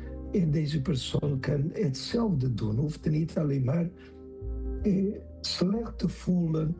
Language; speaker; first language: Dutch; non-native, learner; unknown